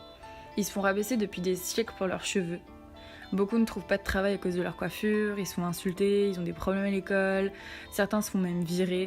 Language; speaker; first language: French; native; French